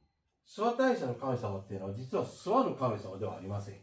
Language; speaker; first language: Japanese; native; Japanese